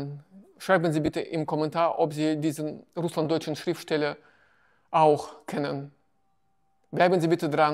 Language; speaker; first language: German; non-native, fluent; Russian